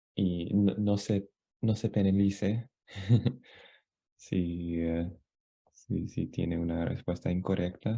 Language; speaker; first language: Spanish; non-native, fluent; English